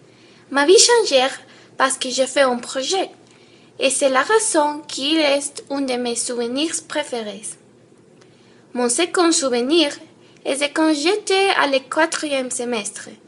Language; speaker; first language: French; non-native, learner; Spanish